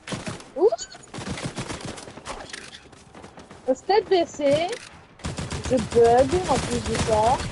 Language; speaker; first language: French; native; French